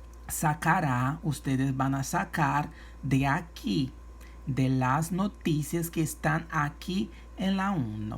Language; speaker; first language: Spanish; non-native, fluent; Portuguese